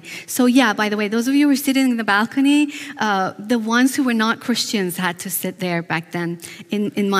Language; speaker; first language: English; non-native, fluent; Persian